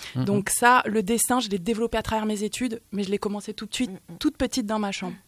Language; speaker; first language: French; native; French